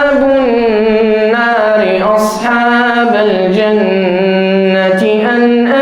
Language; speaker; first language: Indonesian; non-native, learner; Arabic